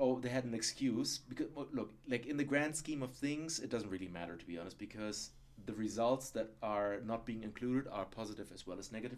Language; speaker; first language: English; non-native, fluent; German